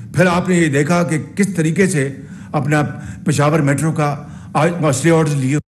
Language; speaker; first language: Urdu; non-native, local second language; Punjabi